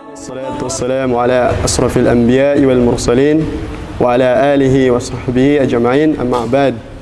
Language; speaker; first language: Indonesian; non-native, fluent; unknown